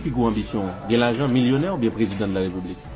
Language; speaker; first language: Haitian Creole; native; Haitian Creole